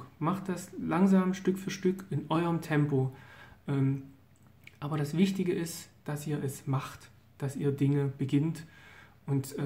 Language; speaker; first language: German; native; German